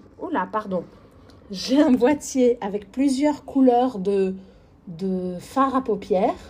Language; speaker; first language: French; non-native, fluent; Portuguese